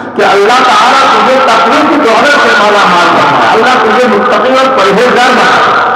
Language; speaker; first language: Urdu; non-native, local second language; Gujarati